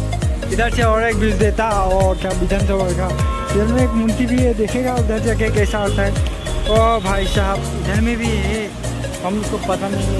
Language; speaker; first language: Hindi; non-native, local second language; Assamese